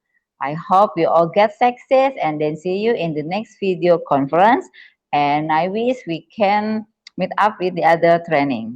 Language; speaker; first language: English; non-native, learner; Indonesian